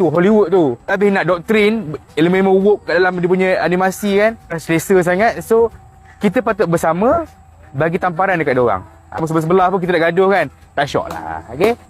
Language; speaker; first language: Malay; native; Malay